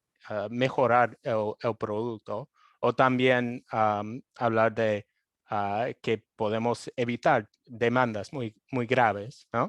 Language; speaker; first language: Spanish; non-native, fluent; English